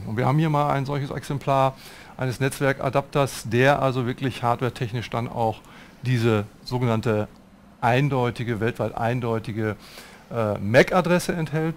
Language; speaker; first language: German; native; German